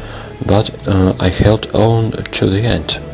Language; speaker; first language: English; non-native, fluent; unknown